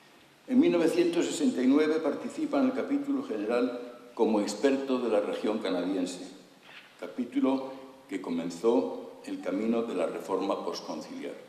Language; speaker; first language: Spanish; native; Spanish